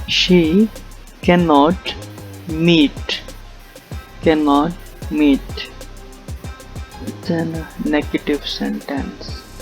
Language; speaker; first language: English; non-native, local second language; Punjabi